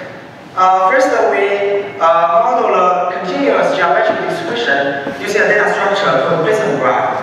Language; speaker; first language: English; non-native, fluent; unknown